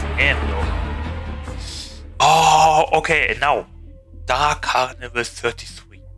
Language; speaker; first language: English; non-native, fluent; German